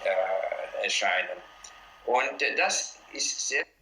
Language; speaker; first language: German; non-native, learner; English